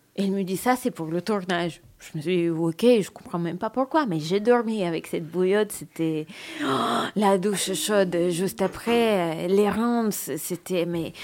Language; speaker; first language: French; non-native, learner; Russian